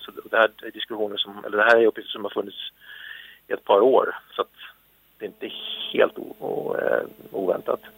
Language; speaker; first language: Swedish; native; Swedish